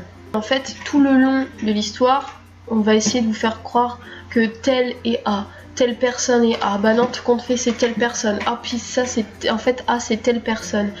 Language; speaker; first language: French; native; French